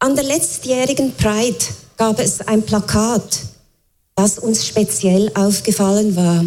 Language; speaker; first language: German; native; German